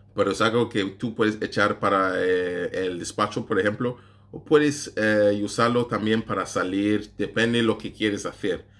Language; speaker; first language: Spanish; non-native, learner; English